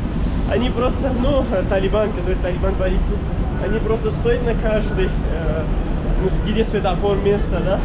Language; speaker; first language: Russian; non-native, learner; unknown